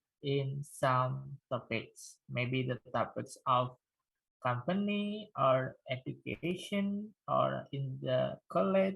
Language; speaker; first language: English; non-native, fluent; Indonesian